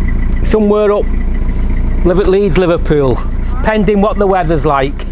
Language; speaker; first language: English; native; English